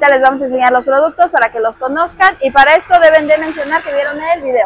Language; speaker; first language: Spanish; native; Spanish